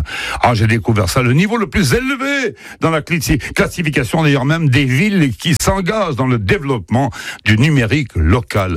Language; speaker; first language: French; native; French